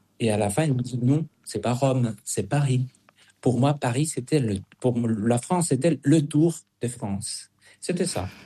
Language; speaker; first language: French; non-native, fluent; Spanish